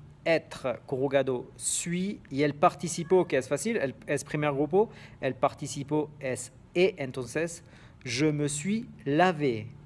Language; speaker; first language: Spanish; non-native, fluent; French